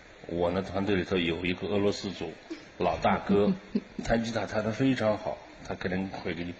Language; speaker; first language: Chinese; non-native, local second language; Uyghur